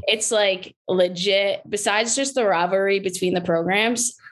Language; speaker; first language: English; native; English